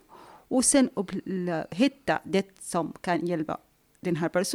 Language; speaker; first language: Swedish; non-native, fluent; Arabic